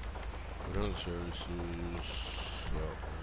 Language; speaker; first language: English; native; English